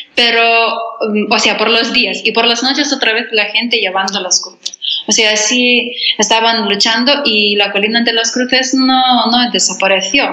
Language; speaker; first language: Spanish; non-native, fluent; Lithuanian